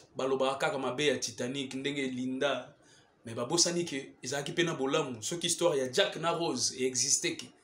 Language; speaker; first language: Lingala; native; Lingala